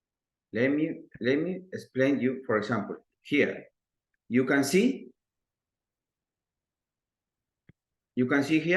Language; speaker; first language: English; non-native, learner; Spanish